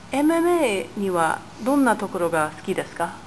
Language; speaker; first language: Japanese; non-native, learner; English